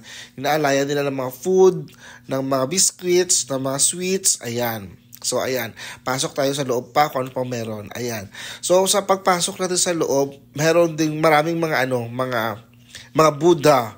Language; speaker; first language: Filipino; non-native, local second language; Hiligaynon